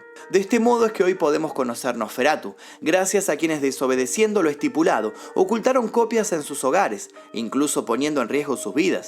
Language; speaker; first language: Spanish; native; Spanish